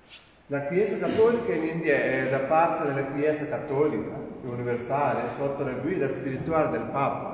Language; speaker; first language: Italian; non-native, learner; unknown